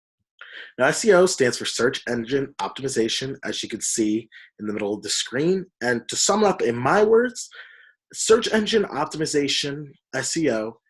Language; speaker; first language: English; native; English